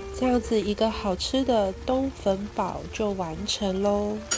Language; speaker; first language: Chinese; native; Chinese